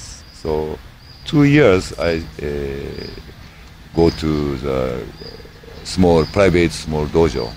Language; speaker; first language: English; non-native, learner; Japanese